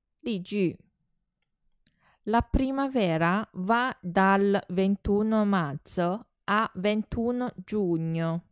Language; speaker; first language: Italian; non-native, fluent; Chinese